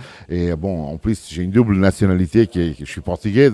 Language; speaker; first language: French; early bilingual, other home language; Portuguese